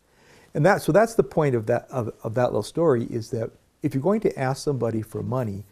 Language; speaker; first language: English; native; English